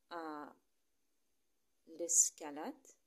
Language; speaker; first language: French; non-native, fluent; Persian